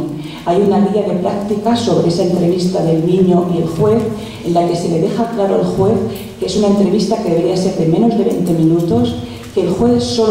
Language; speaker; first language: Spanish; native; Spanish